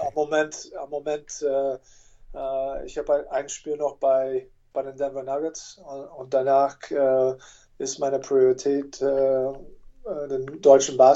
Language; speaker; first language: German; non-native, fluent; English